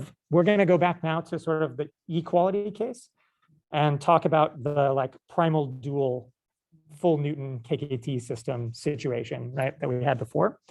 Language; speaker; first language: English; native; English